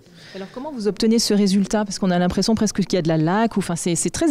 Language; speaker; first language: French; native; French